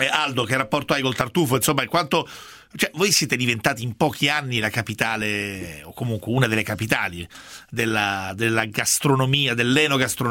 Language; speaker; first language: Italian; native; Italian